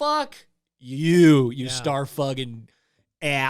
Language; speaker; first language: English; native; English